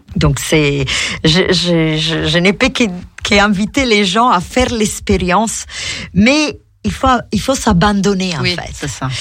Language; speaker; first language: French; non-native, fluent; Italian